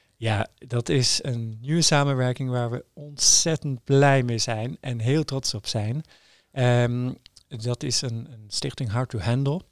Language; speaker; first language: Dutch; non-native, fluent; Norwegian